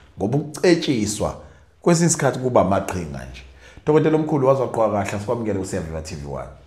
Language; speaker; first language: Zulu; native; Zulu